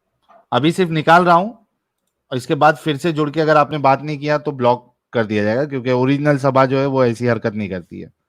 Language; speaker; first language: Hindi; native; Hindi